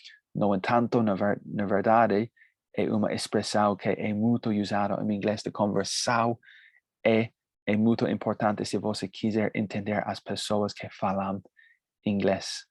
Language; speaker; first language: Portuguese; non-native, fluent; Spanish